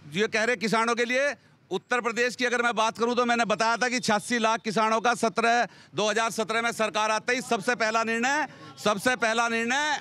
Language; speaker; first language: Hindi; native; Hindi